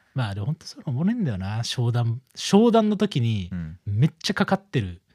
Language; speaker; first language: Japanese; native; Japanese